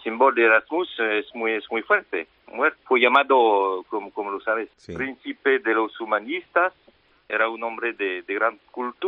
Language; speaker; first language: Spanish; early bilingual, heritage; French